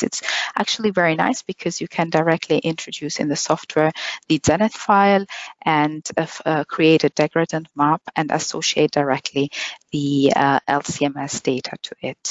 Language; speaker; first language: English; non-native, fluent; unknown